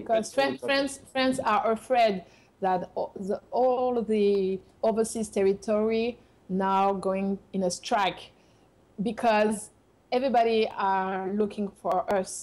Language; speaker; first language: English; non-native, fluent; French